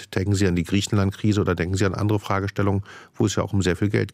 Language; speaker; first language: German; native; German